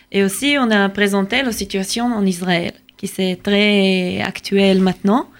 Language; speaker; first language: French; non-native, learner; Hebrew